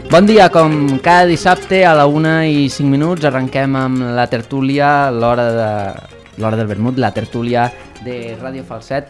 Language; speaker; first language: Catalan; native; Catalan